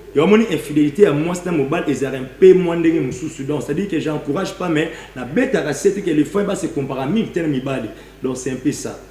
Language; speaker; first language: French; non-native, local second language; Lingala